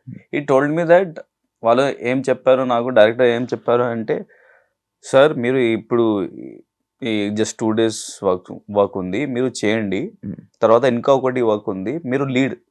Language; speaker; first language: Telugu; non-native, learner; Hindi